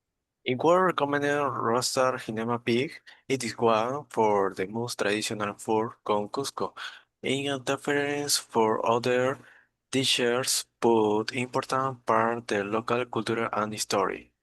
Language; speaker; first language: English; non-native, learner; Spanish